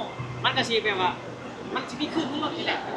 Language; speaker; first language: Thai; non-native, local second language; Lao